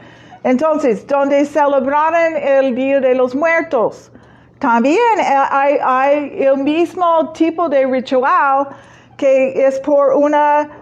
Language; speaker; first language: Spanish; non-native, fluent; English